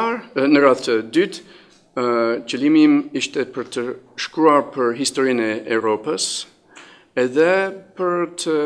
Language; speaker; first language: Albanian; non-native, fluent; English